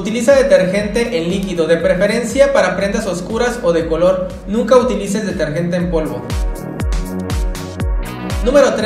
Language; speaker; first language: Spanish; native; Spanish